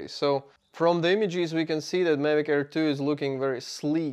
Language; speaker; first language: English; non-native, fluent; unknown